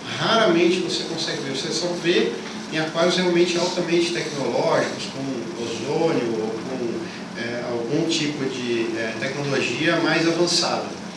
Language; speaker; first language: Portuguese; native; Portuguese